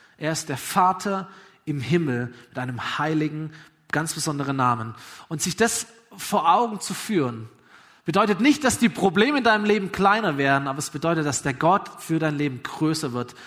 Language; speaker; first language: German; native; German